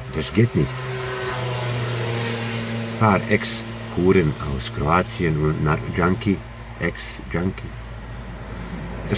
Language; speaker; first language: German; non-native, learner; Croatian